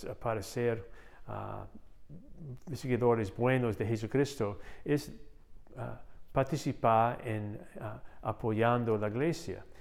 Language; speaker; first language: Spanish; non-native, fluent; English